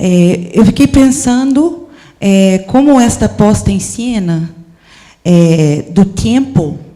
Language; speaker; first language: Portuguese; non-native, learner; Spanish